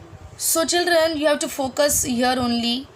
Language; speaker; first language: English; non-native, local second language; Hindi